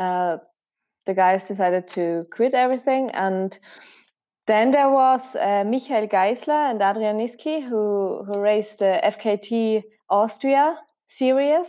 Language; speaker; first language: English; non-native, fluent; German